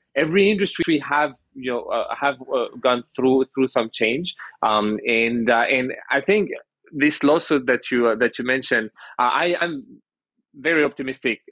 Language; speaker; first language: English; early bilingual, other home language; French